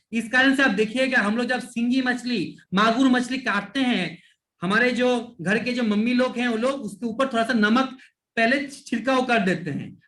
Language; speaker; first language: Hindi; non-native, local second language; Bangla